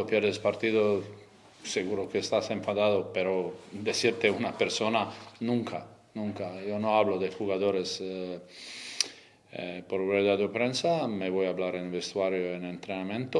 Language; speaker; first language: Spanish; non-native, learner; Croatian